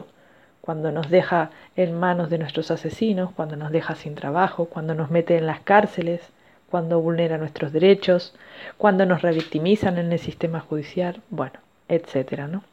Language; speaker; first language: Spanish; native; Spanish